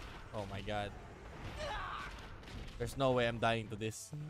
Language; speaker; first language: English; non-native, local second language; Filipino